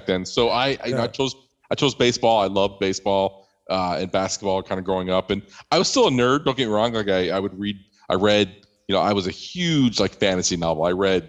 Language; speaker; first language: English; native; English